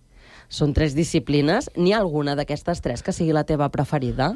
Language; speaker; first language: Catalan; native; Catalan